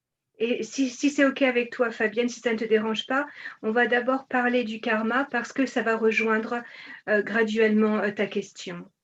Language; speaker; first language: French; native; French